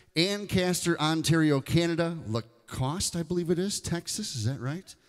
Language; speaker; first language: English; native; English